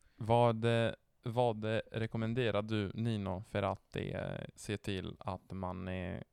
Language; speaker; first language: Swedish; non-native, fluent; Italian